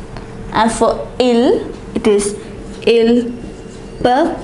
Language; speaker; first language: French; non-native, fluent; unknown